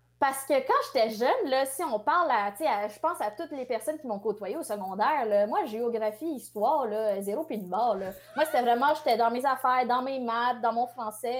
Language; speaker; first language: French; early bilingual, other home language; Tamil